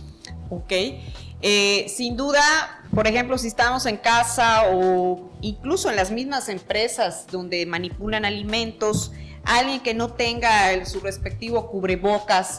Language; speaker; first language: Spanish; native; Spanish